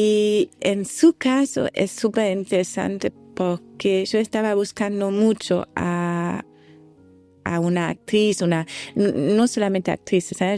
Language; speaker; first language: Spanish; non-native, fluent; German